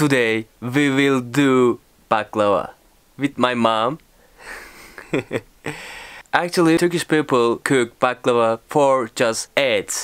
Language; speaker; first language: English; non-native, learner; Turkish